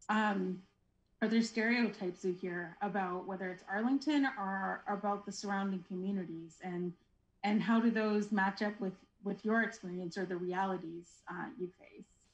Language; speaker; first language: English; native; English